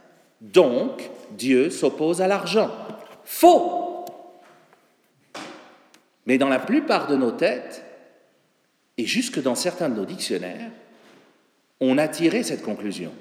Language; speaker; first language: French; native; French